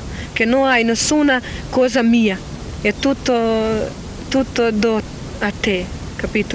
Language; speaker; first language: Italian; non-native, learner; Croatian